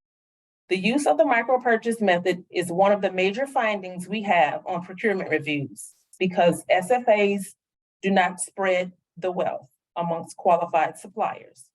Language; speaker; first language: English; native; English